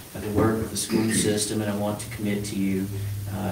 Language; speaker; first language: English; native; English